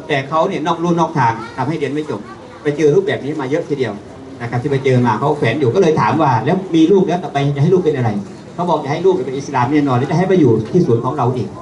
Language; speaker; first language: Thai; native; Thai